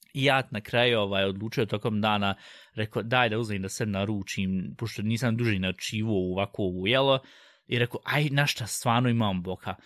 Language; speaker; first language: Bosnian; early bilingual, heritage; Bosnian